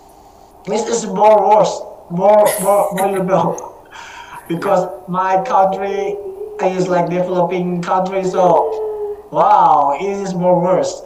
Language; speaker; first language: English; non-native, learner; Indonesian